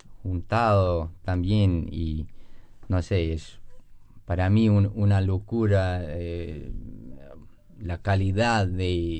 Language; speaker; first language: Spanish; non-native, fluent; English